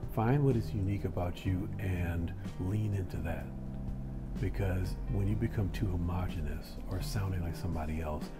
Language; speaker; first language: English; native; English